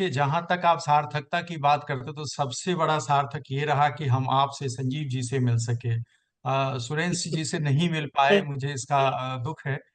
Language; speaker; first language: Hindi; native; Hindi